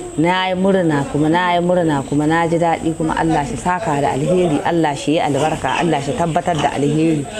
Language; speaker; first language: Hausa; native; Hausa